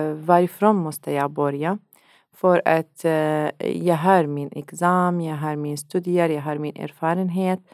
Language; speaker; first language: Swedish; non-native, fluent; Arabic